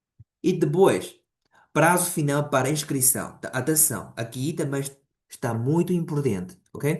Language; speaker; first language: Portuguese; non-native, fluent; Chinese